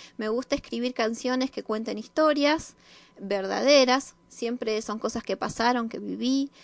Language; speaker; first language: Spanish; native; Spanish